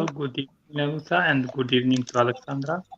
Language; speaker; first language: English; non-native, fluent; Albanian